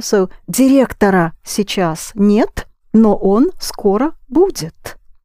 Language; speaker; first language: Russian; native; Russian